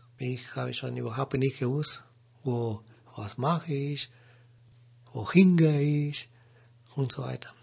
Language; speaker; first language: German; non-native, learner; Spanish